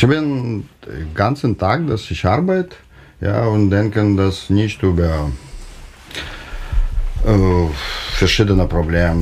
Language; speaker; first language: German; non-native, learner; Russian